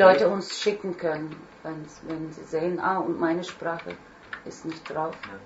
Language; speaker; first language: German; non-native, fluent; Turkish